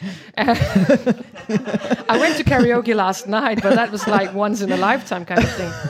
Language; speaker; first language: English; non-native, fluent; Danish